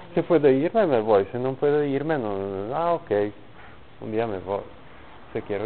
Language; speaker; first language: Spanish; non-native, learner; Polish